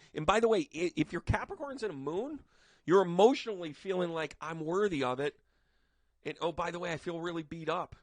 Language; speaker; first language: English; native; English